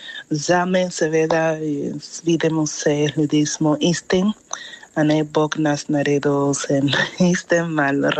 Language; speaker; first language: Slovenian; non-native, fluent; Spanish